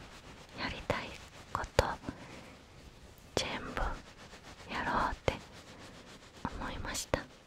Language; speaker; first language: Japanese; non-native, fluent; Korean